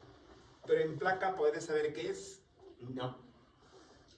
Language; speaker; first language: Spanish; native; Spanish